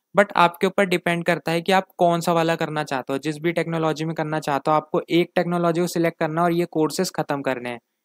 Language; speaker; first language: Hindi; native; Hindi